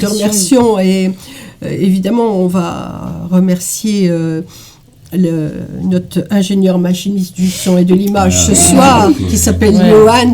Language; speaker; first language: French; native; French